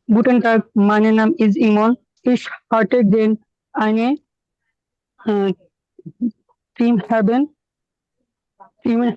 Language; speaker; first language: German; non-native, learner; Bangla